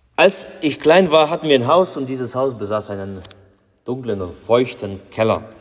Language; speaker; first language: German; non-native, fluent; Russian